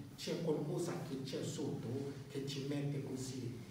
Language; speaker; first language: Italian; non-native, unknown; French